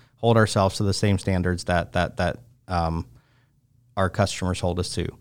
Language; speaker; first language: English; native; English